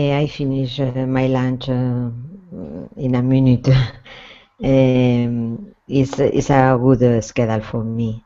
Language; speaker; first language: English; non-native, learner; Spanish